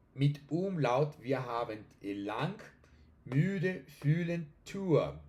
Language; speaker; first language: German; non-native, learner; Spanish